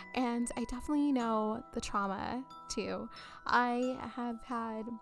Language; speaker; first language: English; early bilingual, other home language; Spanish